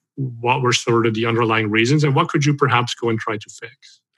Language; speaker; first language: English; non-native, fluent; Dutch